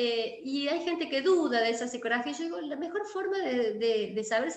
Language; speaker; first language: Spanish; native; Spanish